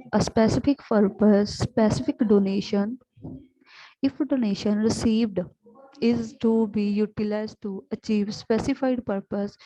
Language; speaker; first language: English; non-native, local second language; Punjabi